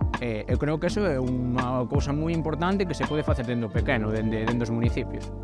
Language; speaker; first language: Galician; non-native, local second language; Spanish